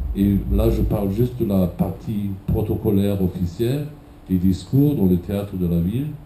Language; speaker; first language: French; non-native, fluent; German